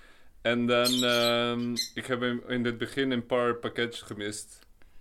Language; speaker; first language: Dutch; non-native, learner; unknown